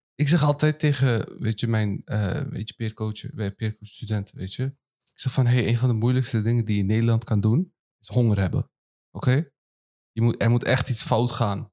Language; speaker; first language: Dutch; early bilingual, other home language; Turkish